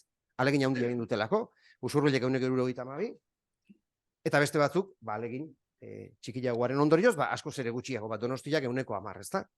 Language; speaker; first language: Basque; native; Basque